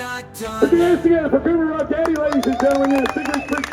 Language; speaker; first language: English; native; English